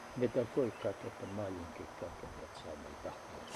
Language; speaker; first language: Russian; non-native, local second language; Uyghur